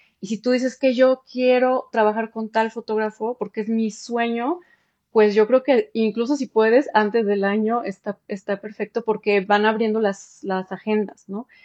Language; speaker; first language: Spanish; early bilingual, heritage; Spanish